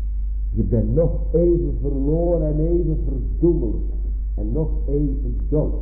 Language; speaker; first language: Dutch; native; Dutch